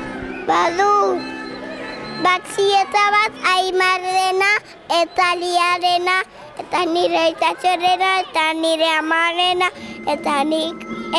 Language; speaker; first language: Basque; non-native, local second language; Spanish